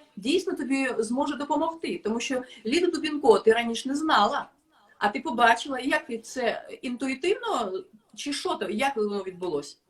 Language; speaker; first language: Ukrainian; non-native, local second language; Russian